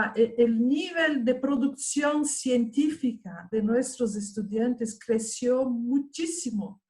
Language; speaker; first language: Spanish; non-native, fluent; Portuguese